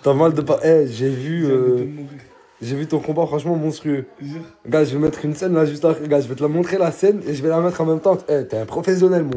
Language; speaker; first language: French; native; French